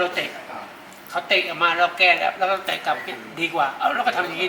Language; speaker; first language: Thai; native; Thai